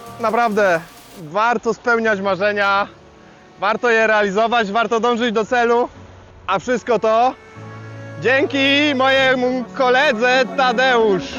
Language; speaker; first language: Polish; non-native, fluent; Swahili